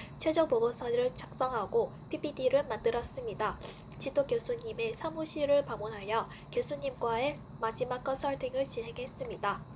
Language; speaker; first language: Korean; non-native, fluent; Vietnamese